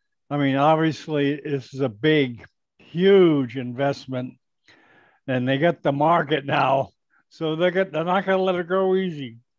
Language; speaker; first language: English; native; English